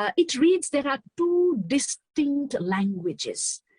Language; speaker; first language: English; non-native, local second language; Nepali